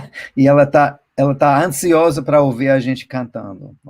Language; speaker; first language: Portuguese; non-native, fluent; English